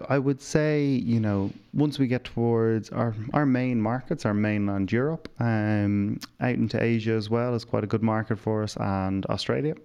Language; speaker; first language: English; native; English